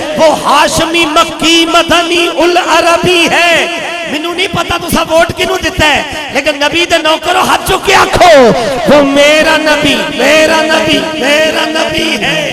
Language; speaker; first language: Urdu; non-native, local second language; Punjabi